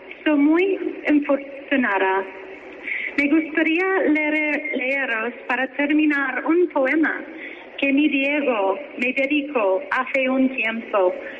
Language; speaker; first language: Spanish; non-native, fluent; English